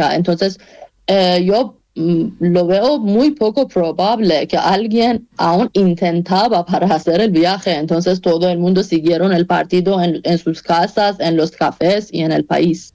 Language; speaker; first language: Spanish; non-native, fluent; Persian